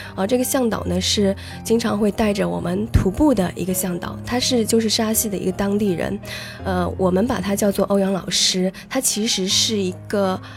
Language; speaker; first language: Chinese; native; Chinese